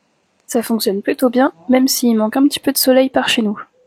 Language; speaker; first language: French; native; French